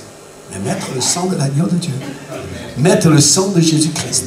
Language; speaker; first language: French; native; French